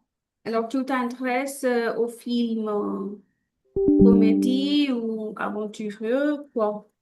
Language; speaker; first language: French; non-native, fluent; Hindi